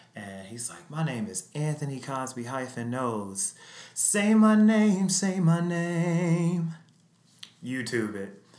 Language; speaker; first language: English; native; English